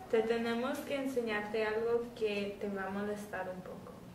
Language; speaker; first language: Spanish; non-native, learner; English